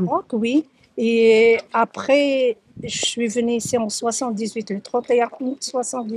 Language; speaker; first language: French; early bilingual, other home language; Arabic